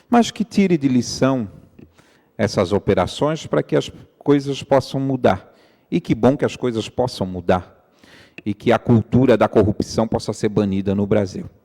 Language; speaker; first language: Portuguese; native; Portuguese